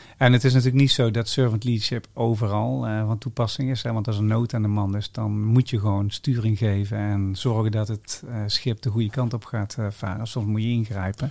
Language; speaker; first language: Dutch; native; Dutch